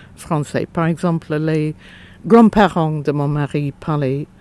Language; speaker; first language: French; non-native, fluent; English